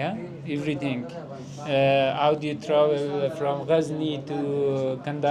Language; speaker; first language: English; non-native, learner; Persian